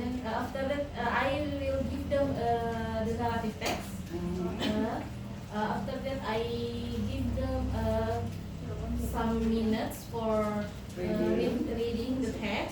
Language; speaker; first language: English; non-native, learner; Indonesian